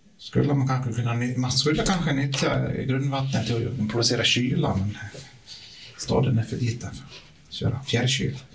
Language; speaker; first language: Swedish; native; Swedish